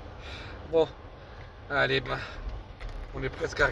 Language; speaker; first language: French; native; French